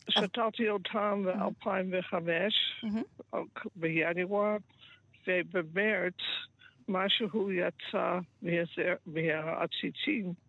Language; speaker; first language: Hebrew; non-native, fluent; English